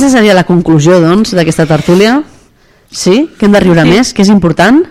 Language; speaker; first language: Catalan; native; Catalan